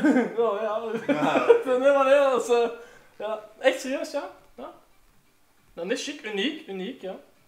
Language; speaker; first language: Dutch; native; Dutch